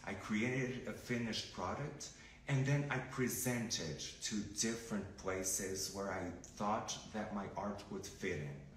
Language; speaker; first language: English; non-native, fluent; Portuguese